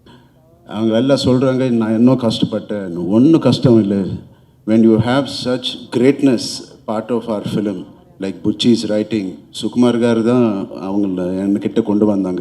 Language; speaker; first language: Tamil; non-native, learner; Telugu